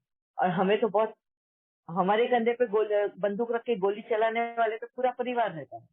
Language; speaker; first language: Hindi; native; Hindi